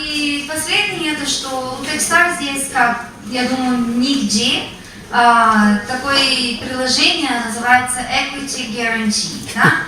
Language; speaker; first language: Russian; non-native, fluent; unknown